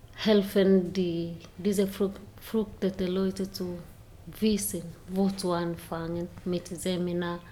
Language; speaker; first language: German; non-native, learner; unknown